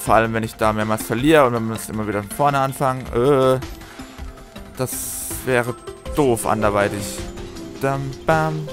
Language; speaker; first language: German; native; German